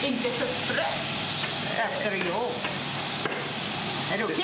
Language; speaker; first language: Swedish; non-native, learner; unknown